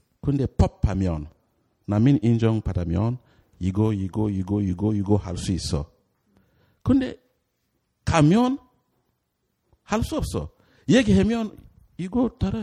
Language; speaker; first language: Korean; non-native, learner; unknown